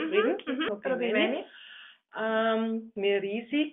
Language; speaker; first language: Greek; non-native, learner; German